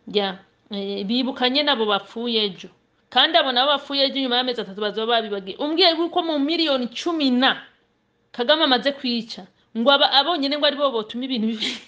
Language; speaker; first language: Rundi; native; Rundi